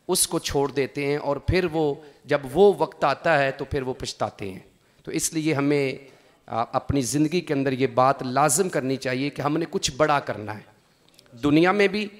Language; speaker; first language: Urdu; non-native, local second language; Punjabi